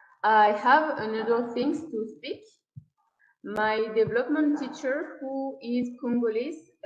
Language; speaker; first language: English; non-native, learner; French